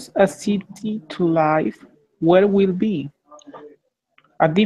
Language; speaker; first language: English; non-native, fluent; Spanish